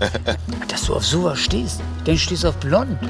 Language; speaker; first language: German; native; German